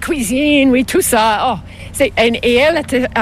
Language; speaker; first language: French; non-native, local second language; English